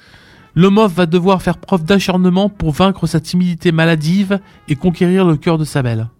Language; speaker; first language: French; native; French